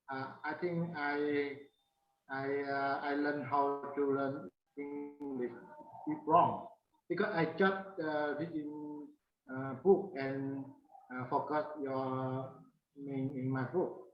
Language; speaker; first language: English; non-native, learner; Vietnamese